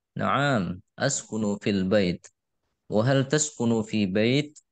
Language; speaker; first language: Arabic; non-native, learner; Indonesian